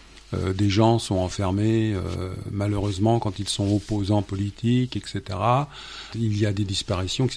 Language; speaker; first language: French; native; French